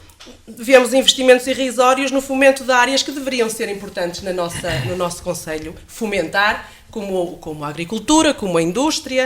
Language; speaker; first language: Portuguese; native; Portuguese